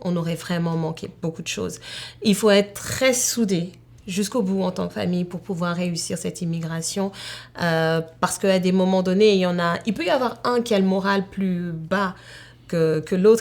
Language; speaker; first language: French; native; French